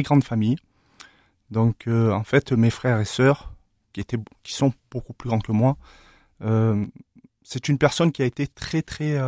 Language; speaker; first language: French; native; French